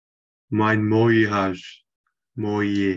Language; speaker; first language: Dutch; non-native, learner; Turkish